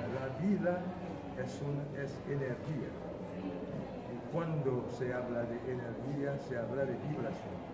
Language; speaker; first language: Spanish; non-native, fluent; Haitian Creole